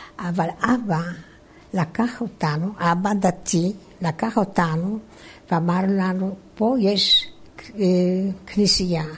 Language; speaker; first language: Hebrew; non-native, fluent; Polish